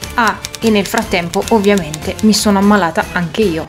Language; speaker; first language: Italian; native; Italian